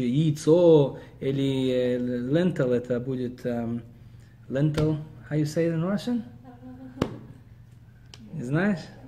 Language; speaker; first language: Russian; early bilingual, heritage; Russian